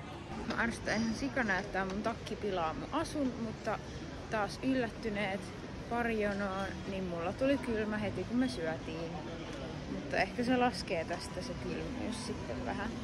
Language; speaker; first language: Finnish; native; Finnish